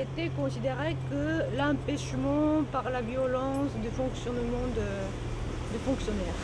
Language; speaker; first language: French; non-native, fluent; Japanese